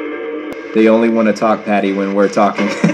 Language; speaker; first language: English; native; English